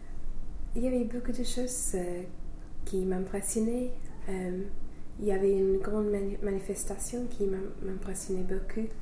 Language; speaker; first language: French; non-native, fluent; English